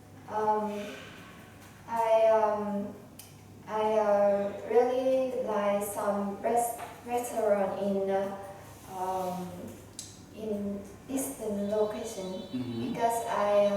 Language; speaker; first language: English; non-native, learner; Vietnamese